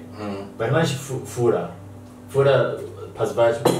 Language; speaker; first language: Russian; non-native, learner; Chinese